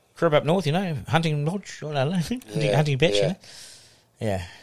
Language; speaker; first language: English; native; English